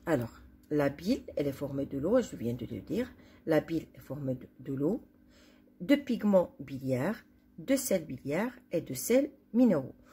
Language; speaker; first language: French; non-native, local second language; Arabic